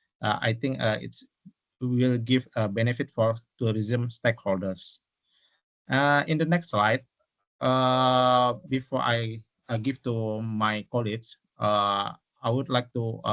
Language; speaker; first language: English; non-native, local second language; Indonesian